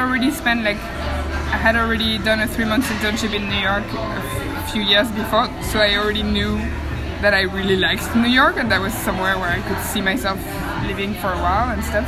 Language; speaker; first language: English; non-native, fluent; French